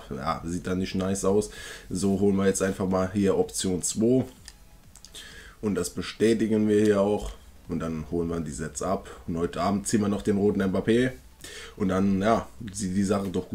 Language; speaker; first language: German; native; German